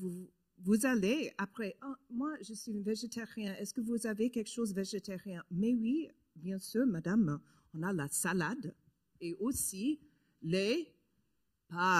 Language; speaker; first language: French; non-native, learner; English